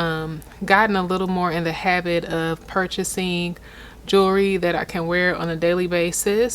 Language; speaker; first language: English; native; English